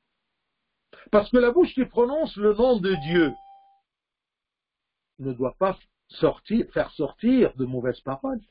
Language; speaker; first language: French; non-native, fluent; Arabic